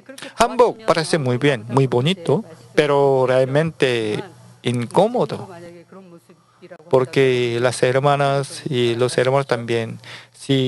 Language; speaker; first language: Spanish; non-native, learner; Korean